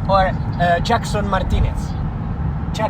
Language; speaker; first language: French; non-native, fluent; Italian